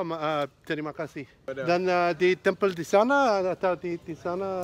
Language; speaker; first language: Indonesian; non-native, learner; English